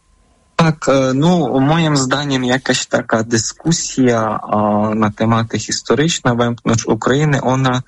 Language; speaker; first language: Polish; non-native, fluent; Ukrainian